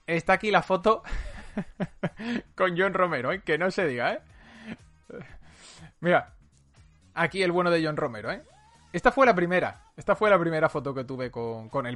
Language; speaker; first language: Spanish; native; Spanish